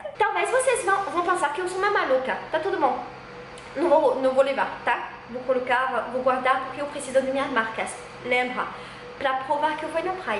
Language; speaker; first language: Portuguese; non-native, learner; French